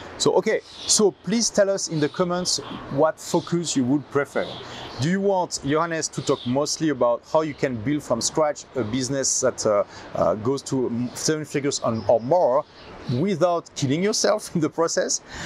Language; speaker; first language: English; non-native, fluent; French